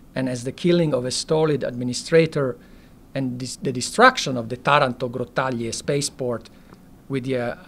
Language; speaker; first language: English; non-native, fluent; Italian